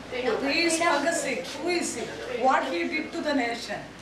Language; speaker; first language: English; non-native, local second language; Hindi